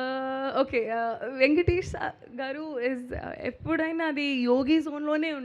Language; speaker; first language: Telugu; non-native, learner; Hindi